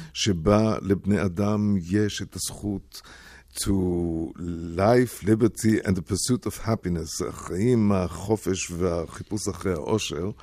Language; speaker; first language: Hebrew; non-native, fluent; German